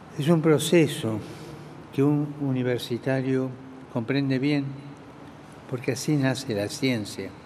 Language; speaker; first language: Spanish; native; Spanish